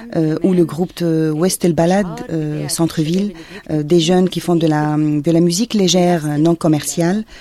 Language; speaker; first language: French; non-native, fluent; Arabic